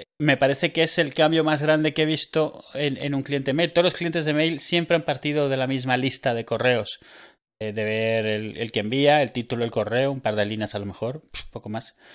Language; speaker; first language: Spanish; native; Spanish